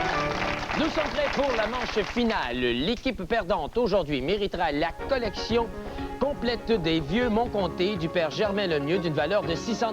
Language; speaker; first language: French; native; French